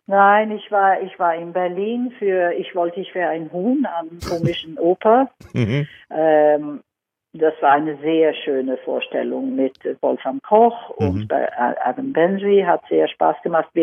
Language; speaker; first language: German; non-native, fluent; Swedish